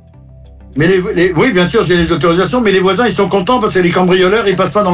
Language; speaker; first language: French; native; French